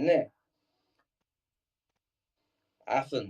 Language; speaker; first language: English; non-native, learner; Greek